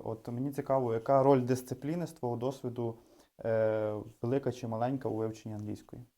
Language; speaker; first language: Ukrainian; native; Ukrainian